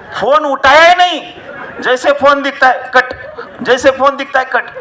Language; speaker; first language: Hindi; non-native, local second language; Marathi